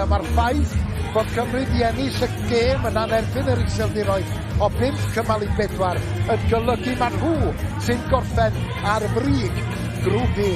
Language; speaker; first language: Welsh; native; Welsh